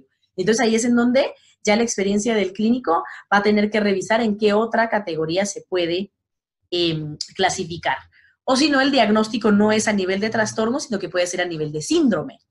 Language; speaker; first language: Spanish; native; Spanish